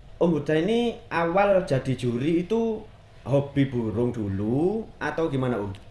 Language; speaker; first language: Indonesian; native; Indonesian